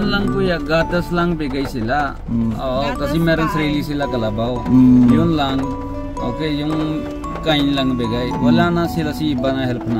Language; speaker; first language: Filipino; non-native, local second language; Punjabi